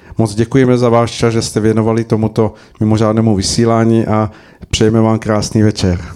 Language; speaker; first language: Czech; native; Czech